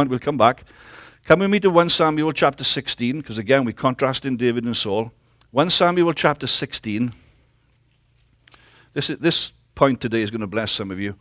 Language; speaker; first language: English; native; English